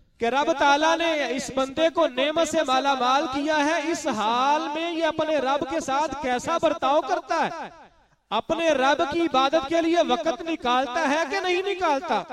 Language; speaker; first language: Urdu; non-native, local second language; Punjabi